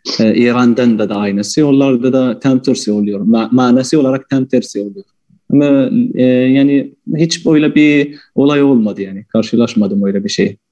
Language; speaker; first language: Turkish; non-native, fluent; Arabic